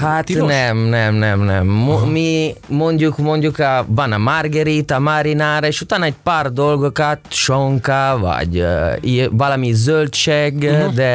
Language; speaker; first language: Hungarian; non-native, learner; Italian